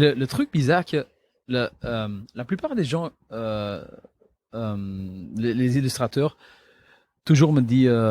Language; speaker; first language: French; non-native, local second language; Dutch